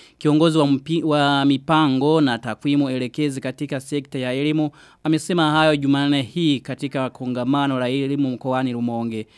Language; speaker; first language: Swahili; non-native, local second language; Rundi